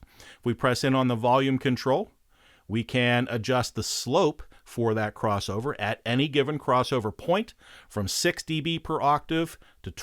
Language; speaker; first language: English; native; English